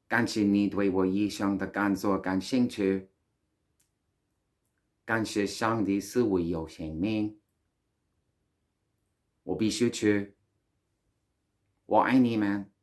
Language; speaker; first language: Chinese; non-native, learner; English